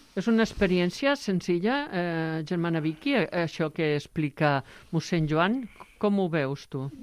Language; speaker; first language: Catalan; native; Catalan